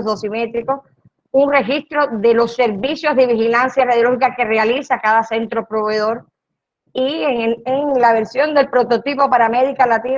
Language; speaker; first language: Spanish; native; Spanish